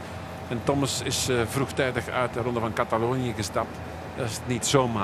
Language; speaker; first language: Dutch; native; Dutch